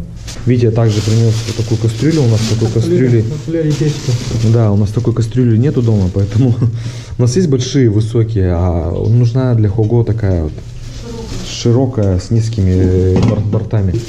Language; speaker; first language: Russian; native; Russian